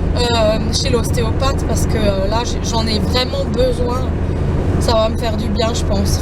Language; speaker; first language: French; native; French